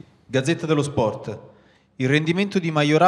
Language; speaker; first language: Italian; native; Italian